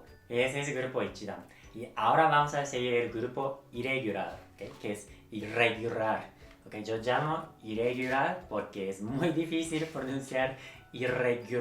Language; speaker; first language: Spanish; non-native, fluent; Japanese